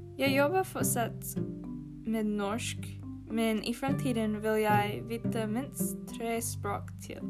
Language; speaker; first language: Norwegian; non-native, learner; English